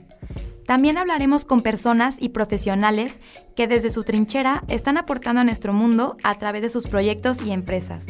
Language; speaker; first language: Spanish; native; Spanish